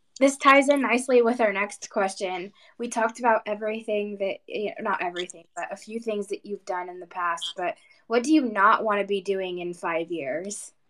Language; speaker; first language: English; non-native, fluent; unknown